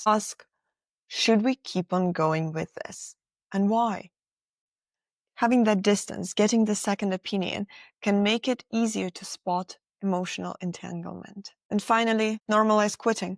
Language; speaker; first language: English; non-native, fluent; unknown